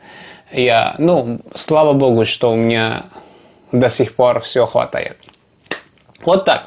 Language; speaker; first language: Russian; non-native, learner; Javanese